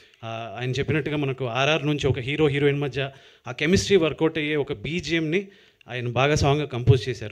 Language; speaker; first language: Telugu; native; Telugu